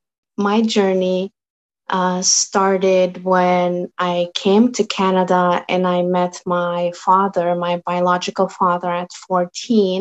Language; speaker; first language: English; non-native, fluent; Portuguese